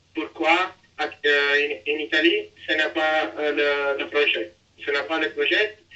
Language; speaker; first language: French; non-native, learner; Italian